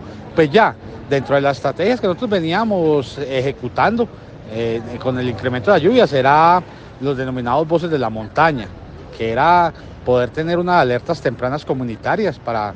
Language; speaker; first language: Spanish; native; Spanish